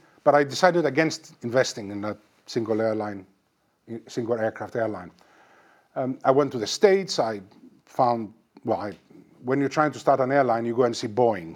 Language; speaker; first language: English; non-native, fluent; Greek